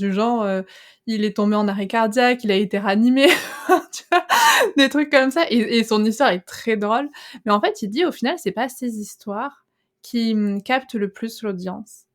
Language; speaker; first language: French; native; French